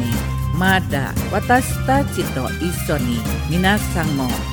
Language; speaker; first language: Japanese; non-native, fluent; Indonesian